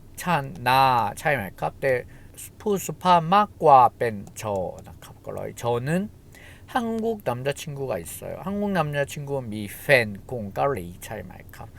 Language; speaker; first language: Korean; non-native, fluent; Thai